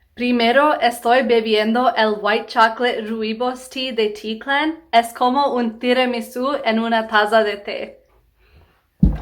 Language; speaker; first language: Spanish; non-native, fluent; English